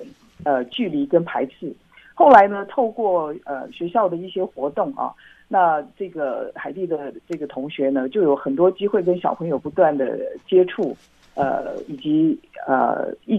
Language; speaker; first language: Chinese; native; Chinese